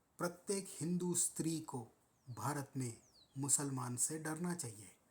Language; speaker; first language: Hindi; non-native, local second language; Marathi